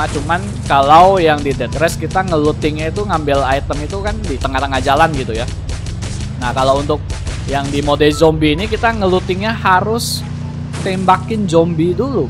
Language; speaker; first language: Indonesian; native; Indonesian